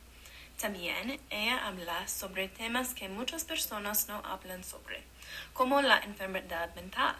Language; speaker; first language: Spanish; non-native, learner; English